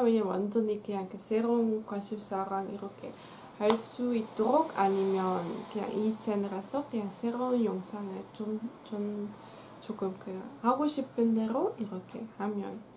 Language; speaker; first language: Korean; non-native, fluent; Dutch